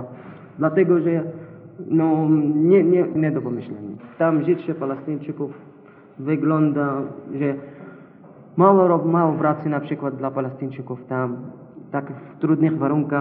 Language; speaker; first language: Polish; non-native, learner; Arabic